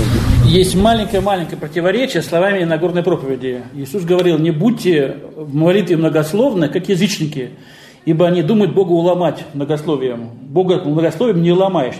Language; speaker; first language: Russian; native; Russian